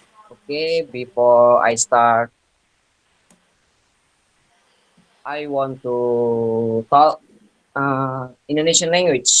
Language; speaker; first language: English; non-native, learner; Indonesian